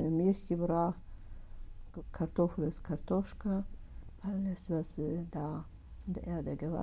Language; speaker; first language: German; non-native, learner; Russian